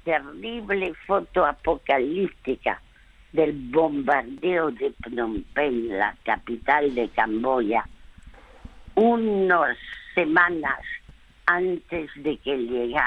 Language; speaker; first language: Spanish; early bilingual, other home language; French